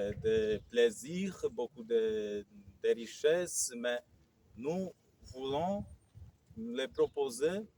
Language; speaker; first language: French; non-native, fluent; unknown